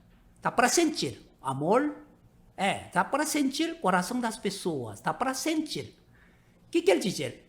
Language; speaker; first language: Portuguese; non-native, learner; Korean